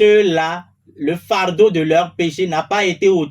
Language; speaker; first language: French; non-native, local second language; Ewe